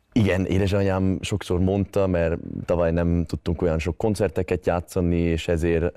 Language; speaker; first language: Hungarian; early bilingual, heritage; Hungarian